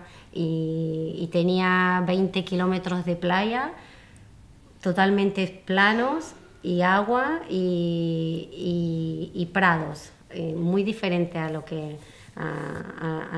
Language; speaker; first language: Spanish; native; Spanish